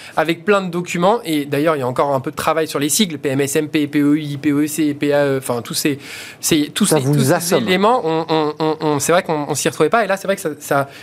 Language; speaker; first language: French; native; French